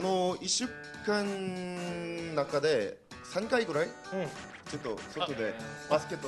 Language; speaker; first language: Japanese; non-native, learner; Korean